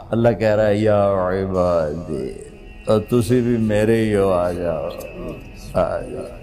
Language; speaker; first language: Urdu; non-native, local second language; Punjabi